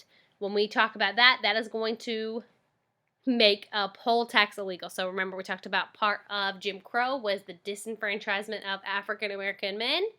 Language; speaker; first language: English; native; English